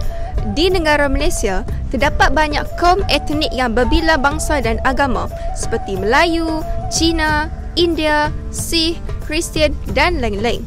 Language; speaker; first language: Malay; native; Malay